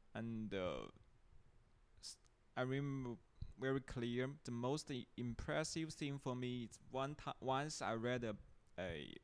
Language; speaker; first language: English; non-native, fluent; Chinese